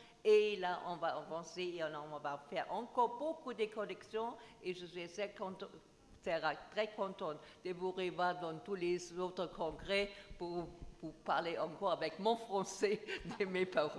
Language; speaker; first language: French; non-native, learner; German